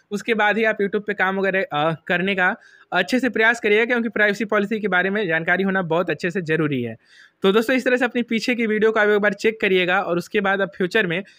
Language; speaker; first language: Hindi; native; Hindi